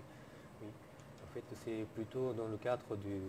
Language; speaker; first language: French; non-native, fluent; Japanese